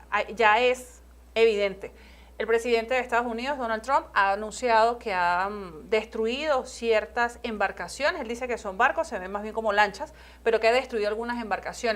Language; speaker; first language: Spanish; native; Spanish